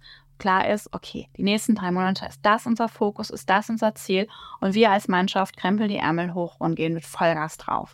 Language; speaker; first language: German; native; German